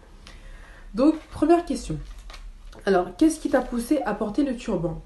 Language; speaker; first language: French; early bilingual, other home language; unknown